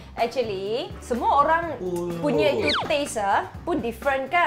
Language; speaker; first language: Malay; non-native, local second language; Cantonese